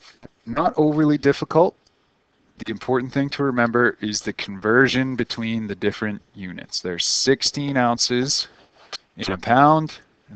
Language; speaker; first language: English; native; English